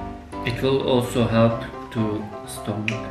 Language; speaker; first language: English; non-native, learner; Turkish